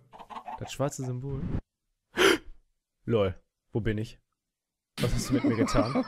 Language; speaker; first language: German; native; German